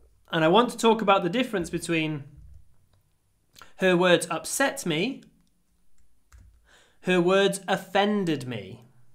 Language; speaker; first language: English; native; English